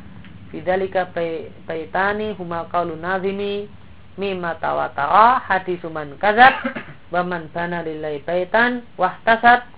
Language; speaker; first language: Arabic; non-native, fluent; Indonesian